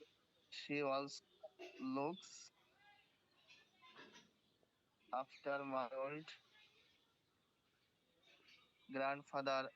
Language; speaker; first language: English; non-native, learner; Bangla